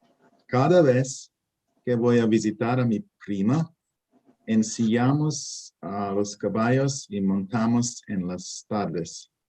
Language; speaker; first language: Spanish; non-native, learner; English